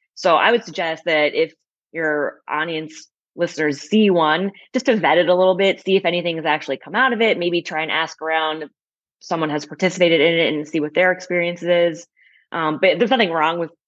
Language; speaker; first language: English; native; English